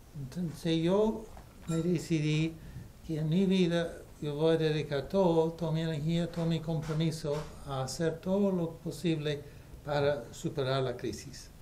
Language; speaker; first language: Spanish; non-native, fluent; English